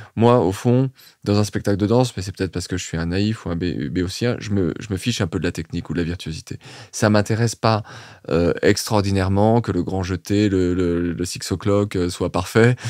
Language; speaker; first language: French; native; French